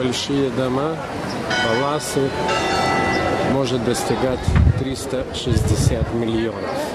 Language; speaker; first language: Russian; non-native, fluent; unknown